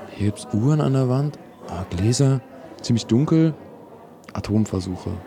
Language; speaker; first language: German; native; German